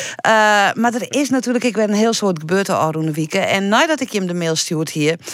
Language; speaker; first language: Dutch; native; Dutch